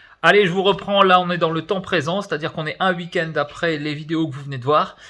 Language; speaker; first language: French; native; French